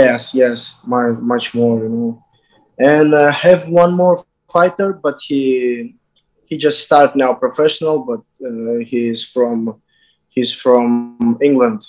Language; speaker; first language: English; non-native, learner; Azerbaijani